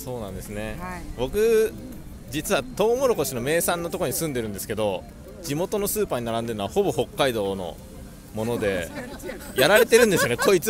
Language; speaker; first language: Japanese; native; Japanese